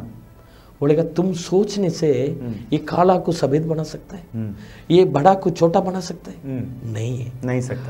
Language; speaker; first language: Hindi; non-native, local second language; Tamil